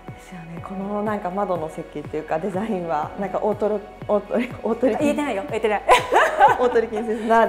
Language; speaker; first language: Japanese; native; Japanese